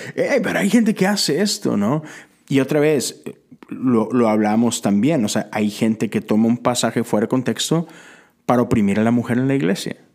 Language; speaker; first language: Spanish; native; Spanish